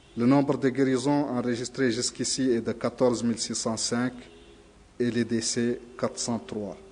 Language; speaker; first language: French; non-native, local second language; Arabic